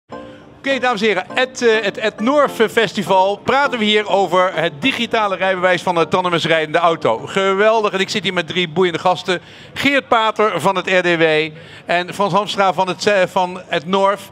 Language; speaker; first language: Dutch; native; Dutch